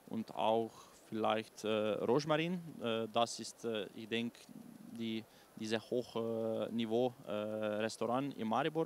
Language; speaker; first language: German; non-native, learner; Slovenian